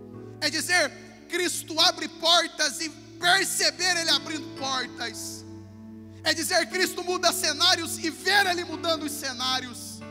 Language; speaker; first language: Portuguese; native; Portuguese